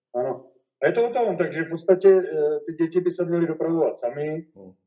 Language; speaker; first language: Czech; native; Czech